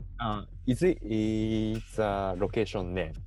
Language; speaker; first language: English; non-native, learner; Japanese